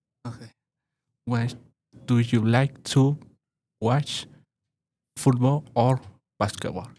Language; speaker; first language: English; non-native, learner; Spanish